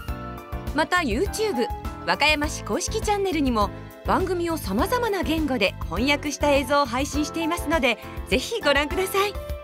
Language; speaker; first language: Japanese; native; Japanese